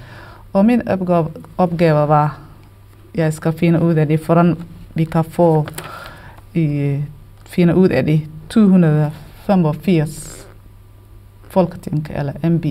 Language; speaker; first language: Danish; non-native, learner; Somali